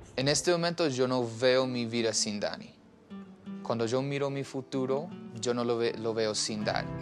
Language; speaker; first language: Spanish; non-native, fluent; English